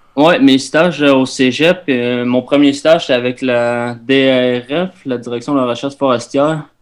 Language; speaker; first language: French; native; French